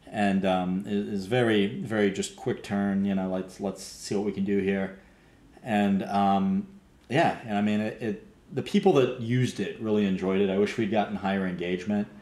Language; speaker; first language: English; native; English